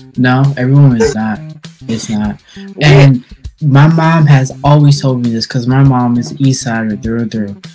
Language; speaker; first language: English; native; English